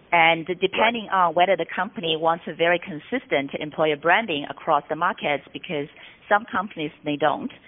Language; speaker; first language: English; non-native, fluent; Chinese